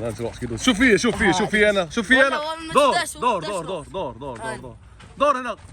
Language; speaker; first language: Arabic; native; Arabic